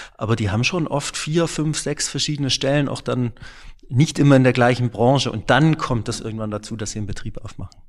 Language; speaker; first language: German; native; German